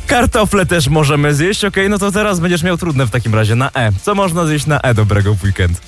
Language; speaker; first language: Polish; native; Polish